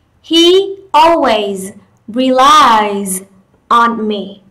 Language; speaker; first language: English; non-native, fluent; Vietnamese